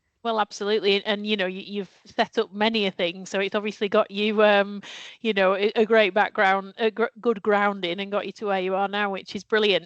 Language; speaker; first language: English; native; English